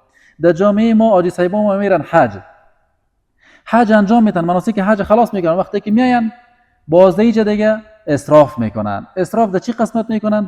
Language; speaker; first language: Persian; native; Persian